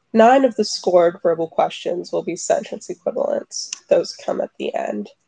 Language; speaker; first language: English; native; English